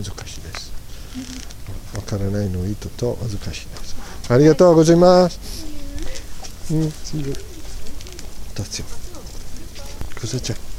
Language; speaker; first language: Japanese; non-native, learner; Italian